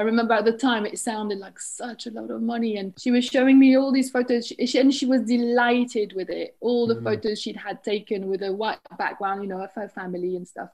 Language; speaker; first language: English; non-native, fluent; French